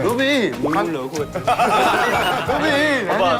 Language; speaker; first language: Korean; native; Korean